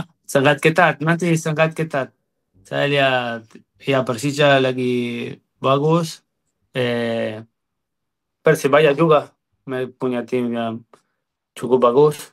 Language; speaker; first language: Indonesian; non-native, fluent; Spanish